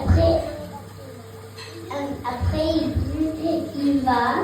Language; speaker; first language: French; early bilingual, heritage; French